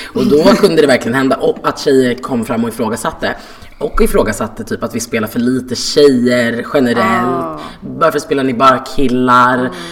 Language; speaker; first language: Swedish; native; Swedish